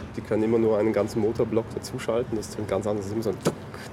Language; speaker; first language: German; native; German